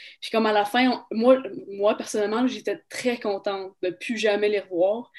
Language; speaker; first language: French; native; French